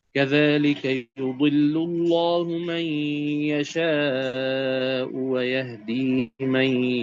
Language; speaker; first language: Arabic; native; Arabic